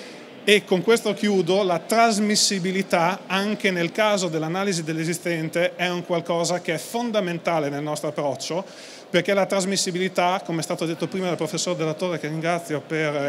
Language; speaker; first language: Italian; native; Italian